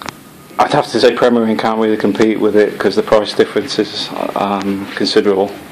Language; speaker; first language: English; native; English